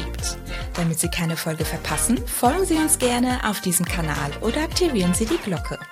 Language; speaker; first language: German; native; German